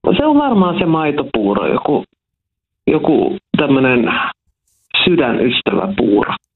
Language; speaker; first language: Finnish; non-native, local second language; Swedish